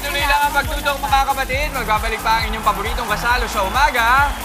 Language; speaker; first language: Filipino; native; Filipino